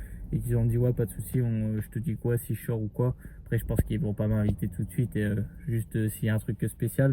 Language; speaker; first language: French; native; French